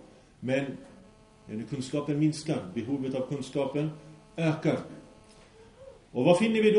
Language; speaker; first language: Swedish; early bilingual, other home language; Arabic